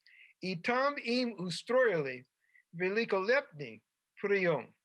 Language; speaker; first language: Russian; non-native, fluent; English